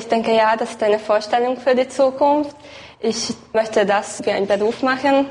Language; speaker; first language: German; non-native, local second language; Hungarian